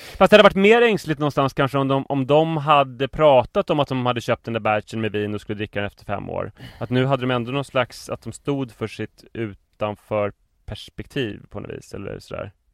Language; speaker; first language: Swedish; native; Swedish